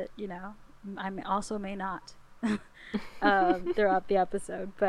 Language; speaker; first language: English; native; English